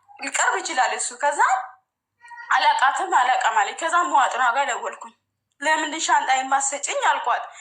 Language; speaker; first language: Amharic; non-native, local second language; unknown